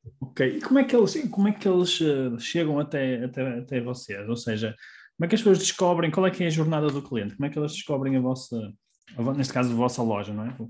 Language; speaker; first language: Portuguese; native; Portuguese